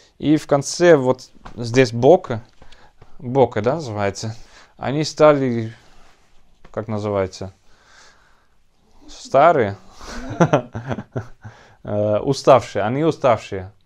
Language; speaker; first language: Russian; non-native, learner; Dutch